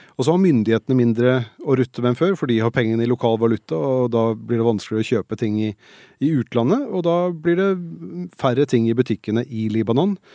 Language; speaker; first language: Norwegian; native; Norwegian